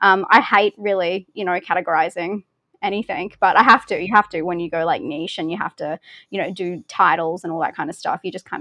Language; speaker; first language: English; native; English